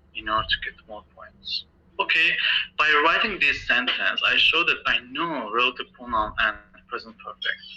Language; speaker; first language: English; non-native, fluent; Azerbaijani